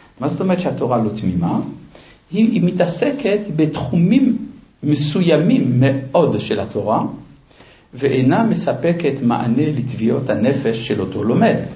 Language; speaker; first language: Hebrew; non-native, fluent; Spanish